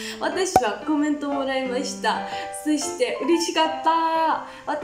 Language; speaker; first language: Japanese; non-native, learner; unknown